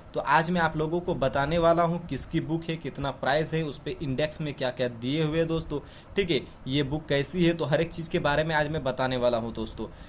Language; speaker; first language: Hindi; native; Hindi